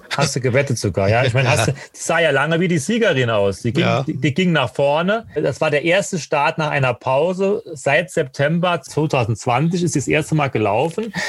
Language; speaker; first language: German; native; German